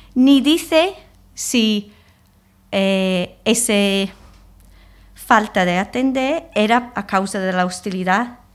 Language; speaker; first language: Spanish; non-native, fluent; English